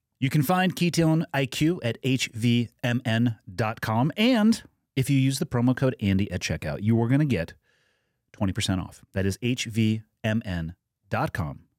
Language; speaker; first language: English; native; English